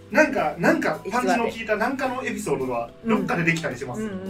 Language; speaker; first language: Japanese; native; Japanese